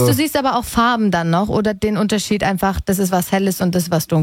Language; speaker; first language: German; native; German